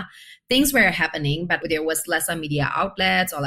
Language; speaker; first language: English; non-native, fluent; Burmese